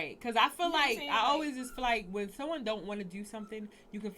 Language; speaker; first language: English; native; English